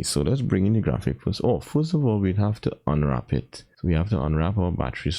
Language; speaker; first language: English; native; English